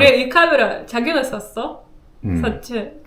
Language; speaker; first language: Korean; non-native, fluent; Russian